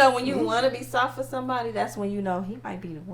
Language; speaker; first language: English; native; English